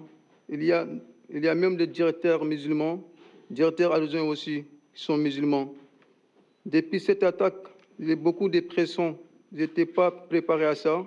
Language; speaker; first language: French; non-native, learner; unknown